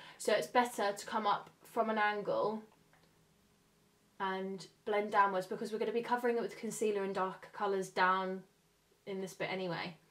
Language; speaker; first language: English; native; English